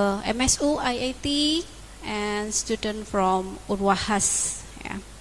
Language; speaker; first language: English; non-native, learner; Indonesian